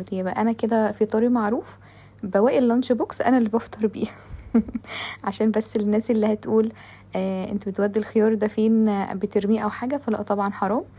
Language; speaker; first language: Arabic; native; Arabic